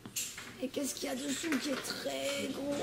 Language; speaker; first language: French; native; French